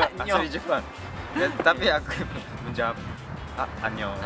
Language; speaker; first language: Indonesian; non-native, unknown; Japanese